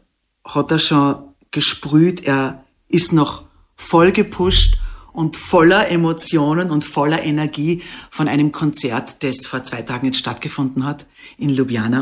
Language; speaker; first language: German; native; German